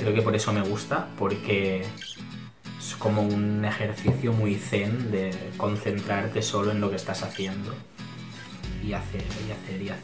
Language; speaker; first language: Spanish; early bilingual, other home language; Italian